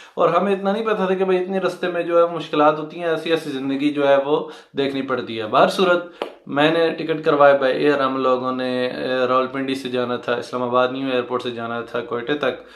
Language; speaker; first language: Hindi; non-native, local second language; Punjabi